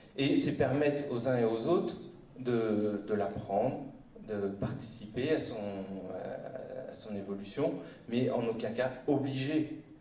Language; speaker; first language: French; native; French